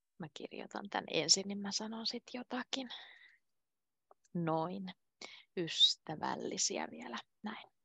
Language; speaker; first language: Finnish; native; Finnish